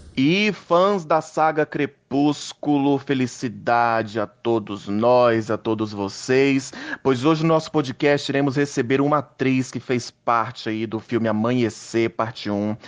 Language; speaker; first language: Portuguese; native; Portuguese